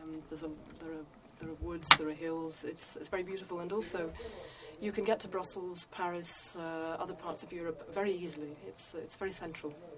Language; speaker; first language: English; native; English